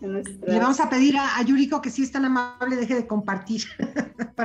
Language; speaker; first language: Spanish; native; Spanish